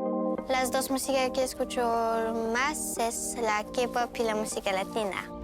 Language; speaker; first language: Spanish; non-native, learner; French